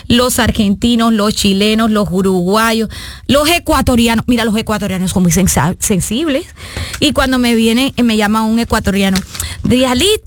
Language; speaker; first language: Spanish; native; Spanish